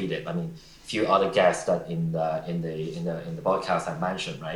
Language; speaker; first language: English; non-native, local second language; Cantonese